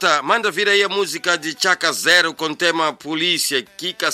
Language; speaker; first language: Portuguese; native; Portuguese